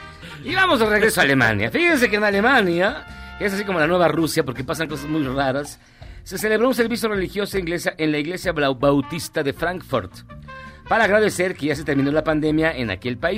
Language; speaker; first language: Spanish; native; Spanish